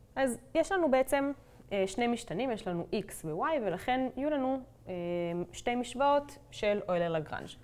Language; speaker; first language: Hebrew; native; Hebrew